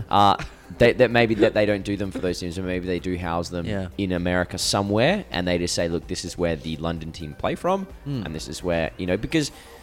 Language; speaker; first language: English; native; English